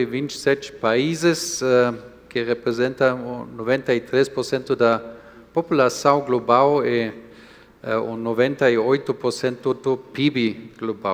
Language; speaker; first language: Portuguese; non-native, fluent; German